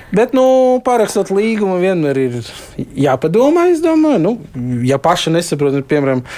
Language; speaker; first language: Latvian; non-native, local second language; Russian